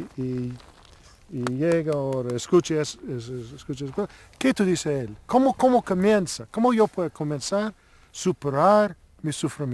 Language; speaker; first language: Spanish; non-native, learner; English